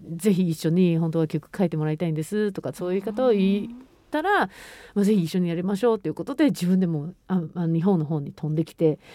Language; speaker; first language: Japanese; non-native, fluent; Chinese